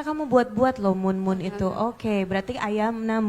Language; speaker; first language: Indonesian; native; Indonesian